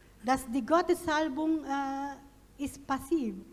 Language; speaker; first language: German; non-native, fluent; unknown